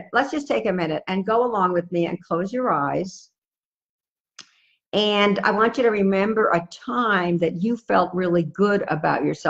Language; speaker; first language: English; native; English